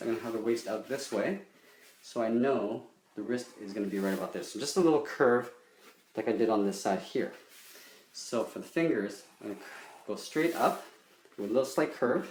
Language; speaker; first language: English; native; English